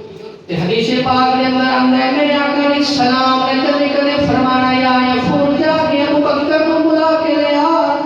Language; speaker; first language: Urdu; non-native, local second language; Punjabi